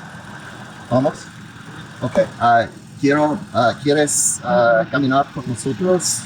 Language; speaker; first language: Spanish; non-native, learner; English